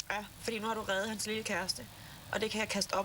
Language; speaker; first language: Danish; native; Danish